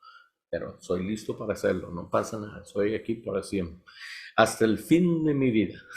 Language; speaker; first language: Spanish; non-native, learner; English